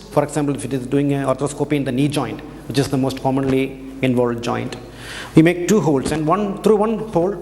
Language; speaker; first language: English; non-native, local second language; Malayalam